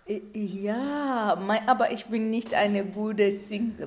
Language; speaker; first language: German; non-native, learner; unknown